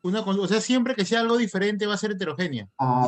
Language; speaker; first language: Spanish; native; Spanish